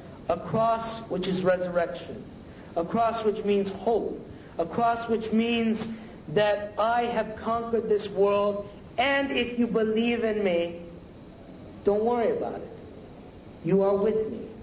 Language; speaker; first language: English; native; English